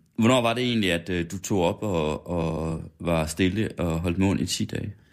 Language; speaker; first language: Danish; native; Danish